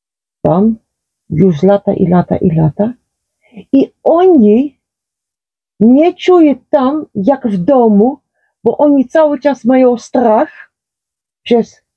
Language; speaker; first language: Polish; non-native, learner; Dutch